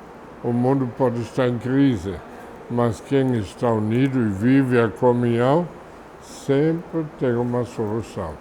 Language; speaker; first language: Portuguese; non-native, fluent; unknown